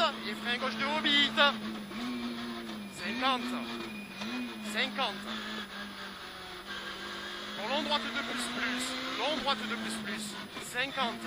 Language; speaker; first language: French; native; French